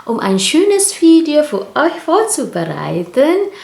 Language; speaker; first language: German; non-native, learner; Indonesian